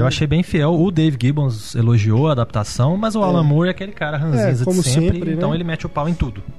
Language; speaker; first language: Portuguese; native; Portuguese